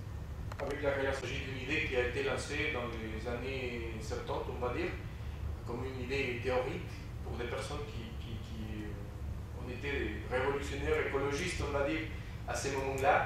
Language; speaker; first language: French; non-native, fluent; Spanish